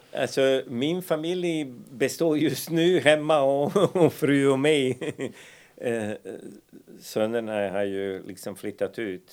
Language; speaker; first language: Swedish; non-native, fluent; Bosnian